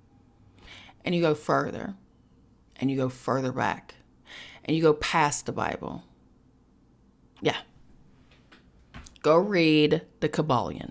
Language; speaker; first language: English; native; English